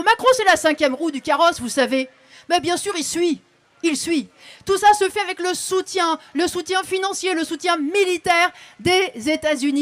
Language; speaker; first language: French; native; French